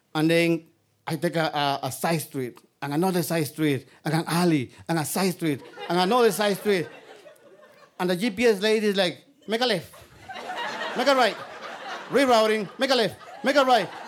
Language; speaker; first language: English; non-native, fluent; Spanish